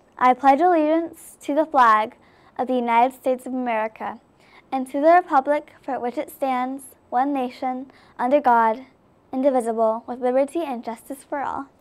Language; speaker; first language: English; native; English